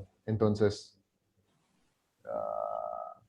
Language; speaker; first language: Spanish; non-native, learner; English